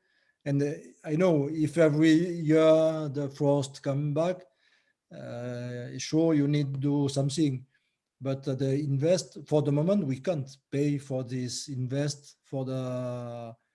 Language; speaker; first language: English; non-native, learner; French